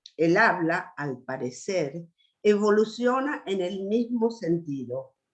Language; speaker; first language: Spanish; native; Spanish